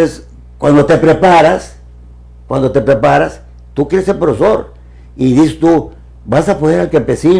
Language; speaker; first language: Spanish; native; Spanish